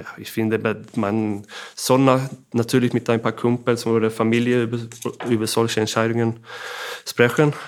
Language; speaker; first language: German; non-native, fluent; Swedish